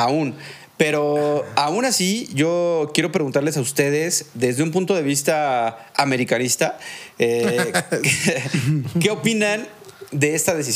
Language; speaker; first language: Spanish; native; Spanish